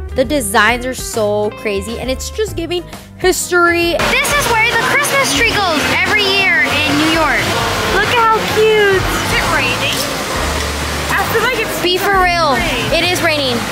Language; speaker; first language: English; native; English